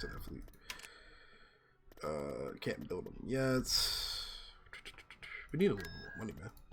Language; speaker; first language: English; native; English